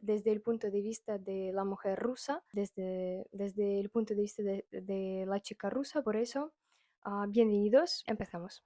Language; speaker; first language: Spanish; non-native, fluent; Russian